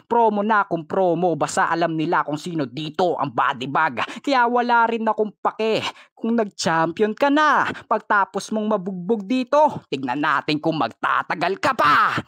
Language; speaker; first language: Filipino; non-native, local second language; Bikol